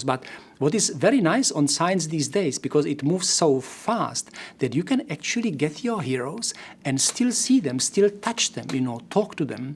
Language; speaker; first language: English; non-native, fluent; Czech